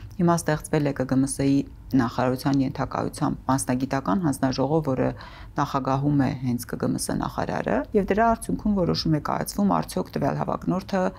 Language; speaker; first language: Armenian; native; Armenian